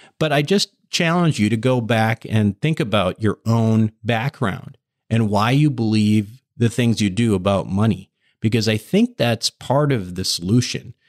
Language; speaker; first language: English; native; English